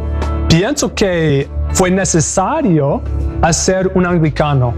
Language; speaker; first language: Spanish; non-native, learner; English